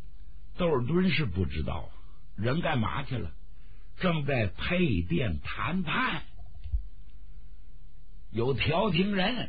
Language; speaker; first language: Chinese; native; Chinese